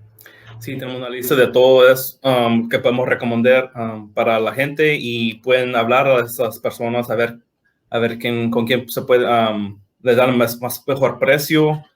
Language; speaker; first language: Spanish; early bilingual, heritage; Spanish